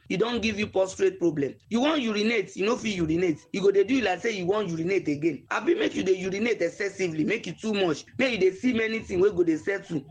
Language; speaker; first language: Nigerian Pidgin; non-native, local second language; Yoruba